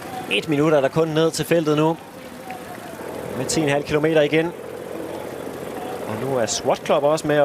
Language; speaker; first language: Danish; native; Danish